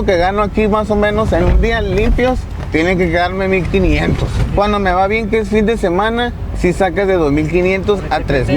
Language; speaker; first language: Spanish; native; Spanish